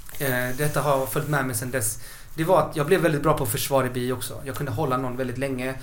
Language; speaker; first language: Swedish; early bilingual, other home language; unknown